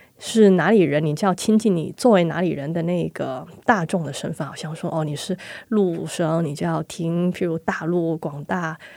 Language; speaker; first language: Chinese; non-native, local second language; Cantonese